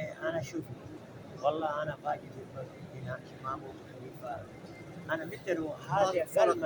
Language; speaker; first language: Arabic; non-native, learner; Urdu